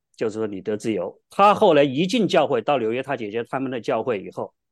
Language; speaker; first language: Chinese; native; Chinese